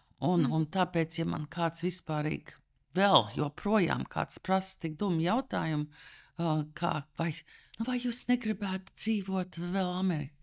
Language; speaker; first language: Latvian; early bilingual, heritage; Latvian